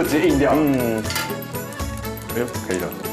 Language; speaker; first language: Chinese; native; Chinese